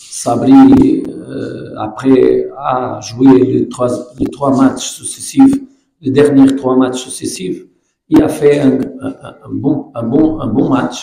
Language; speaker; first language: French; non-native, fluent; Portuguese